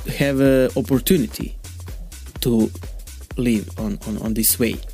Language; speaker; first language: English; non-native, learner; Bosnian